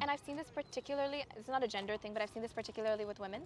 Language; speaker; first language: English; early bilingual, other home language; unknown